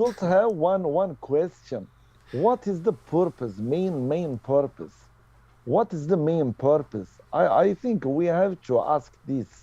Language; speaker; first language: English; non-native, learner; Turkish